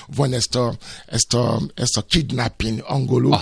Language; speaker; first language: Hungarian; non-native, learner; Yoruba